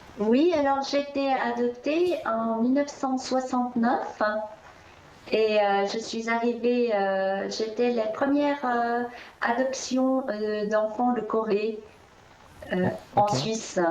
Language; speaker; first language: French; early bilingual, other home language; Korean